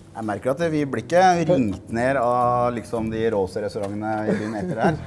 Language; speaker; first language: Norwegian; native; Norwegian